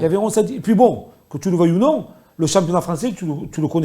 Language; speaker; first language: French; native; French